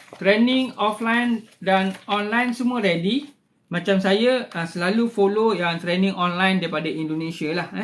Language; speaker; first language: Malay; native; Malay